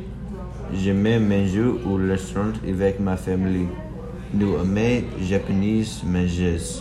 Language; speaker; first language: French; non-native, learner; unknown